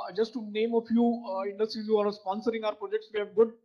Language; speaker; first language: English; non-native, local second language; Marathi